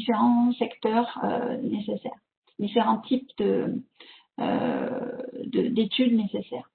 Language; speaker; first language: French; native; French